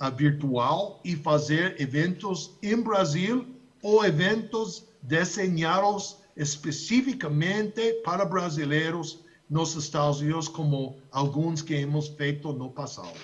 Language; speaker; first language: Portuguese; non-native, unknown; English